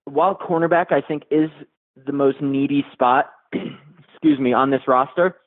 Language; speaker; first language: English; native; English